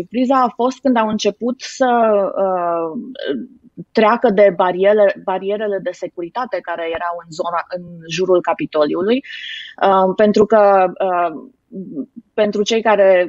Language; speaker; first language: Romanian; native; Romanian